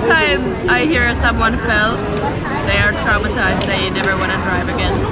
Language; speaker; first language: English; non-native, fluent; Finnish